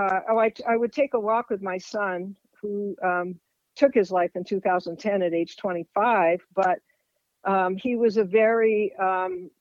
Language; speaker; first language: English; native; English